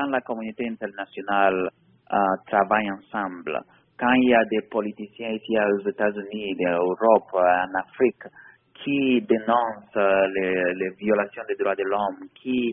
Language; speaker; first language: French; non-native, fluent; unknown